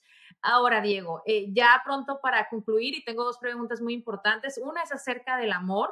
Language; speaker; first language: Spanish; native; Spanish